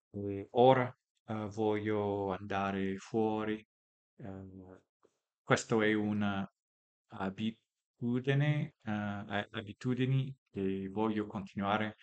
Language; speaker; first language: Italian; non-native, learner; English